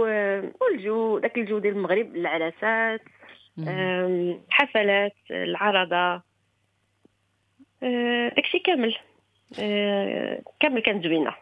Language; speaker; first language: Arabic; early bilingual, heritage; Arabic